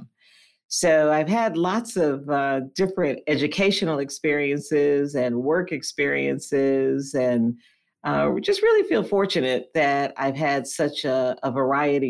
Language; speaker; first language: English; native; English